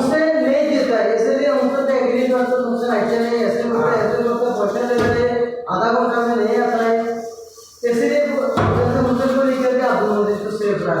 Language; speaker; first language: Hindi; non-native, learner; Bangla